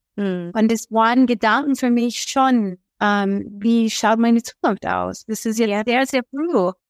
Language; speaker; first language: German; non-native, fluent; English